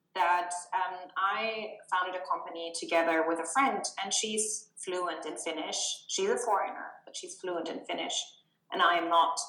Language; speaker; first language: English; non-native, fluent; German